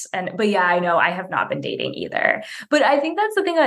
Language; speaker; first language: English; native; English